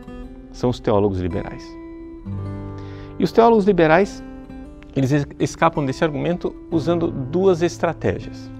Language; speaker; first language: Portuguese; native; Portuguese